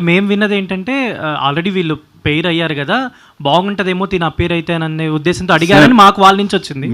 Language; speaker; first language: Telugu; native; Telugu